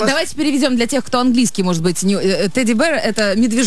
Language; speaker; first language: Russian; native; Russian